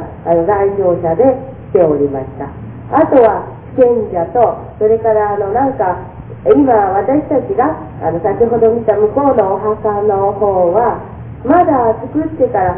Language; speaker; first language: Japanese; native; Japanese